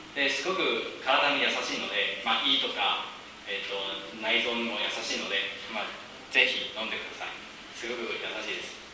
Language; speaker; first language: Japanese; non-native, fluent; Chinese